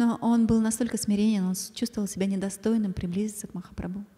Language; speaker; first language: Russian; native; Russian